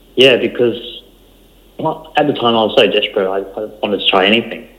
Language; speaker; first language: English; early bilingual, other home language; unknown